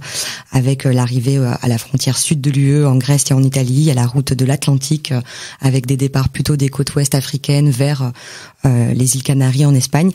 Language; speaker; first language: French; native; French